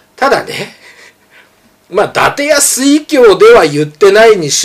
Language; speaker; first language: Japanese; native; Japanese